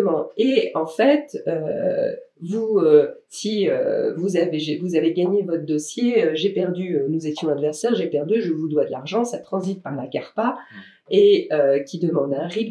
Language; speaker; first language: French; native; French